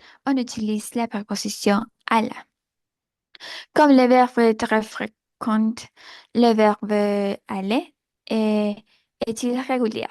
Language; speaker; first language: French; non-native, learner; Spanish